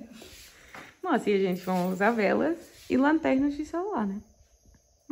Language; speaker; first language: Portuguese; non-native, learner; English